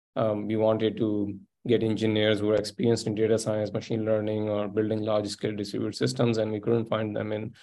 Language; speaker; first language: English; non-native, local second language; Sindhi